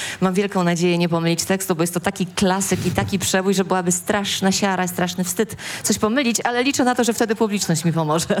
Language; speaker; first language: Polish; non-native, local second language; Kashubian